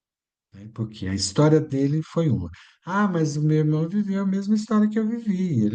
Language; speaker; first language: Portuguese; native; Portuguese